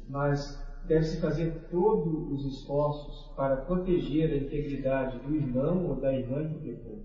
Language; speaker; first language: Portuguese; native; Portuguese